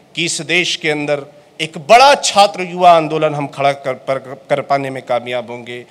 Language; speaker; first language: Hindi; native; Hindi